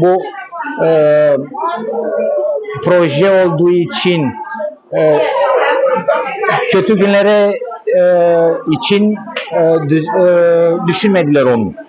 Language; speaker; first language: Turkish; non-native, learner; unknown